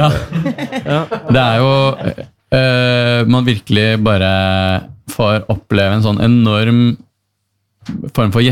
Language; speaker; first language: Norwegian; native; Norwegian